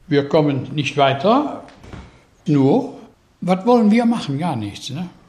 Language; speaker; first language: German; native; German